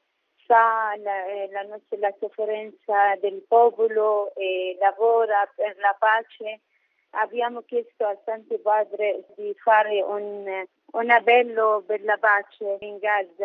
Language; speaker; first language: Italian; non-native, learner; Arabic